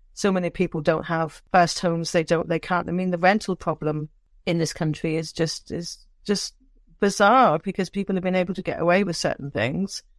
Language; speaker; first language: English; native; English